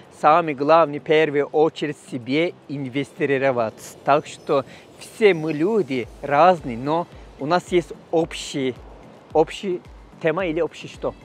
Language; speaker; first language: Russian; non-native, learner; Turkish